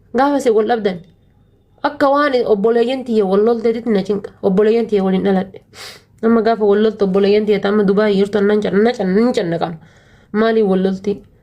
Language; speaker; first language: Oromo; early bilingual, heritage; Oromo